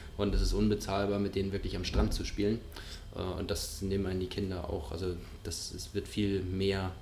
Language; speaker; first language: German; native; German